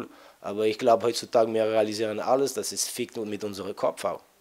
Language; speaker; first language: German; non-native, fluent; French